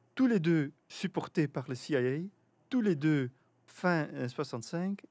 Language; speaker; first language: French; native; French